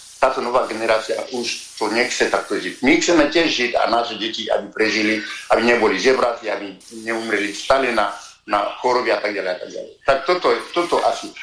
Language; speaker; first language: Slovak; non-native, fluent; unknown